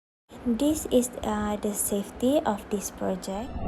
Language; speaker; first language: English; non-native, local second language; Malay